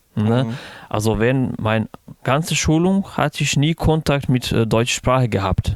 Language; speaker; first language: German; non-native, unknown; Bosnian